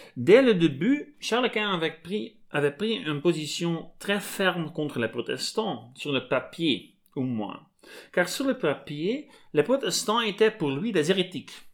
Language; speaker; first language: French; non-native, local second language; Dutch